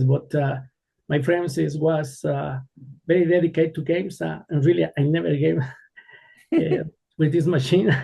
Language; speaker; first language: English; non-native, learner; Spanish